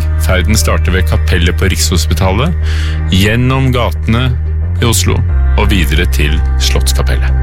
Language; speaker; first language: Norwegian; native; Norwegian